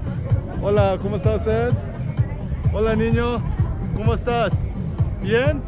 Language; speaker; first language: Spanish; non-native, learner; English